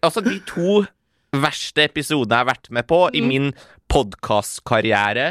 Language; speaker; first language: Norwegian; early bilingual, other home language; Persian